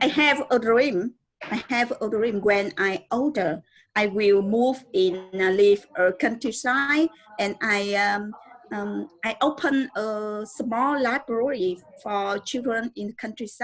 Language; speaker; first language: English; non-native, learner; Vietnamese